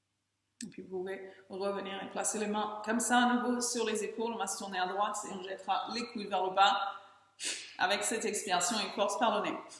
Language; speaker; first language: French; native; French